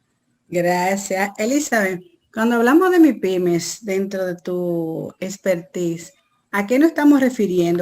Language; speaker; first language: Spanish; native; Spanish